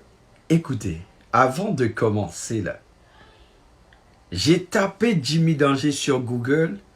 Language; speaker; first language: French; non-native, local second language; Haitian Creole